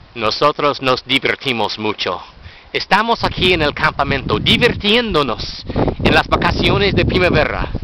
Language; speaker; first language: Spanish; non-native, learner; English